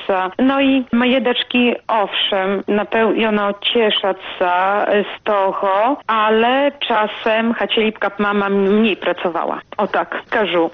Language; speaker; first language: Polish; non-native, local second language; Belarusian